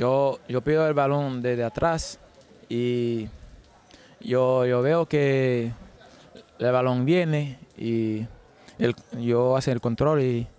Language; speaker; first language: Spanish; non-native, learner; French